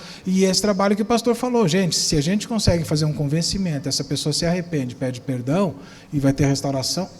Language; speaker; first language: Portuguese; native; Portuguese